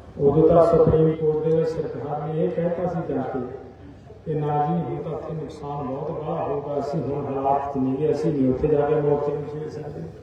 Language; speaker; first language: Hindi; non-native, local second language; Punjabi